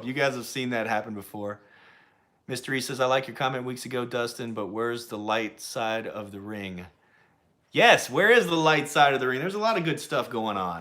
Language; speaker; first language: English; native; English